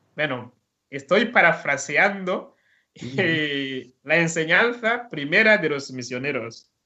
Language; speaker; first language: Spanish; non-native, fluent; Rundi